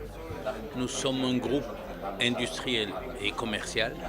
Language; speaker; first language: French; non-native, local second language; Arabic